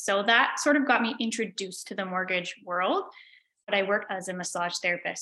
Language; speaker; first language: English; native; English